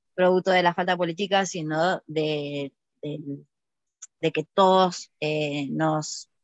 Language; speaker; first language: Spanish; native; Spanish